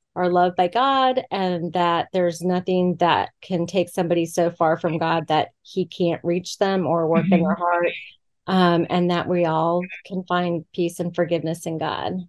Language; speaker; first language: English; native; English